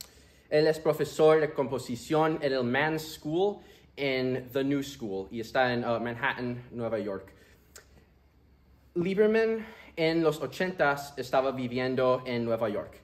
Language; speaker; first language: Spanish; early bilingual, heritage; Spanish